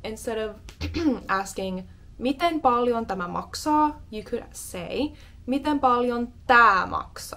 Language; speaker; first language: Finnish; non-native, fluent; English